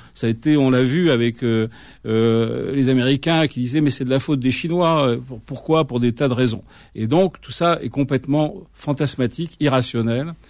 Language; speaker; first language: French; native; French